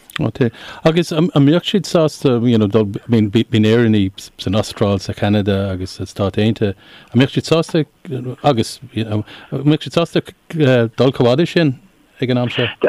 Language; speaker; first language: Irish; non-native, local second language; English